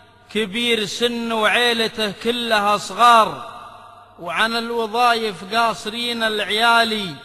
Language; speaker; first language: Arabic; native; Arabic